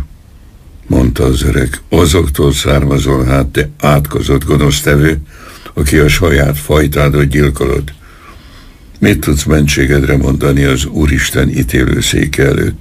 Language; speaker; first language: Hungarian; native; Hungarian